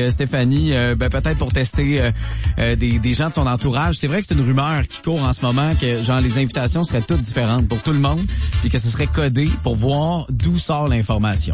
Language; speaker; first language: French; native; French